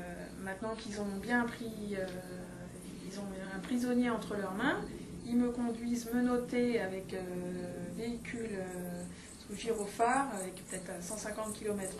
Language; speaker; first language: French; native; French